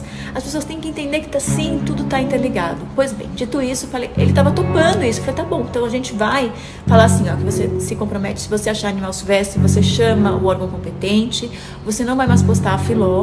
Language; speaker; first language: Portuguese; native; Portuguese